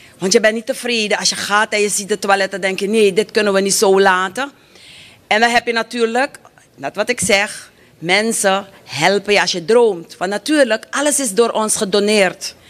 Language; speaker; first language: Dutch; native; Dutch